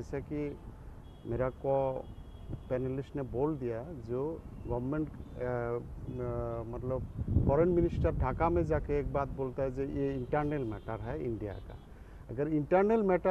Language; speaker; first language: Urdu; non-native, local second language; Bangla